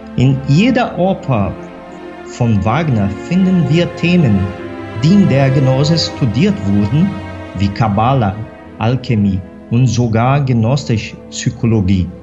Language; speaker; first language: German; non-native, fluent; Portuguese